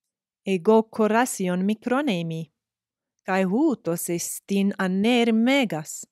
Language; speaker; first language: Greek; non-native, fluent; English